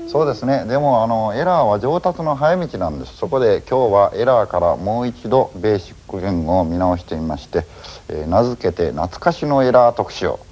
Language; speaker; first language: Japanese; native; Japanese